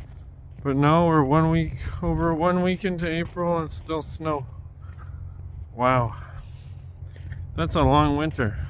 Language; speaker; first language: English; native; English